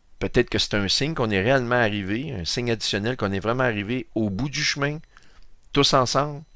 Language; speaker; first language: French; native; French